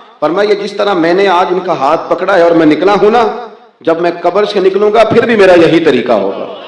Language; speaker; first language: Urdu; non-native, local second language; Punjabi